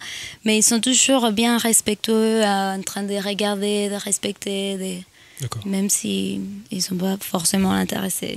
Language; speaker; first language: French; non-native, fluent; Spanish